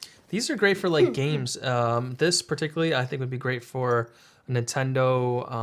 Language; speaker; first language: English; native; English